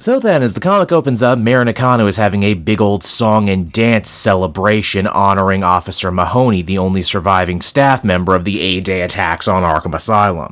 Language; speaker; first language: English; native; English